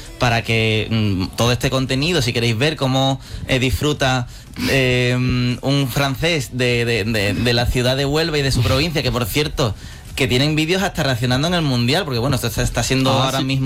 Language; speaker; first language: Spanish; native; Spanish